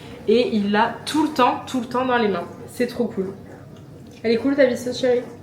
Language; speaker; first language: French; native; French